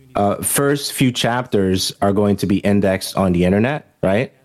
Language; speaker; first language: English; early bilingual, other home language; Haitian Creole